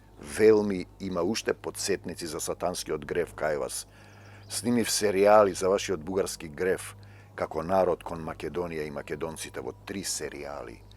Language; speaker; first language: Macedonian; native; Macedonian